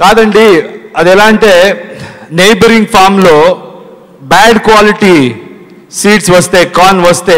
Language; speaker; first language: Telugu; non-native, learner; Kannada